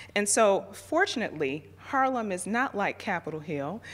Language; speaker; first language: English; native; English